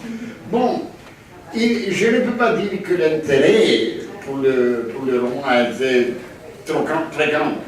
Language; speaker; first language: French; non-native, fluent; Greek